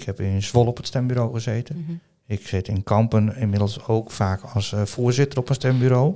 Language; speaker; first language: Dutch; native; Dutch